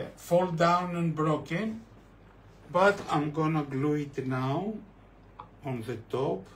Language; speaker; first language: English; non-native, fluent; Greek